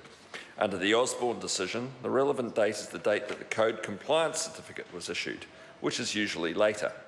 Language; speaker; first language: English; native; English